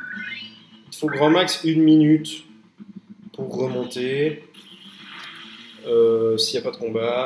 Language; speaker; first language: French; native; French